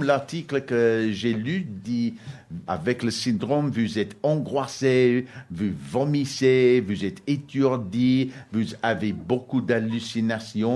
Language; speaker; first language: French; non-native, learner; English